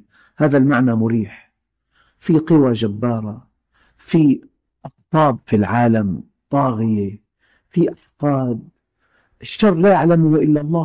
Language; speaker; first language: Arabic; native; Arabic